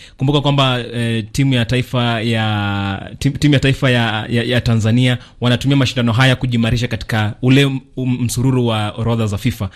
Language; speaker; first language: Swahili; native; Swahili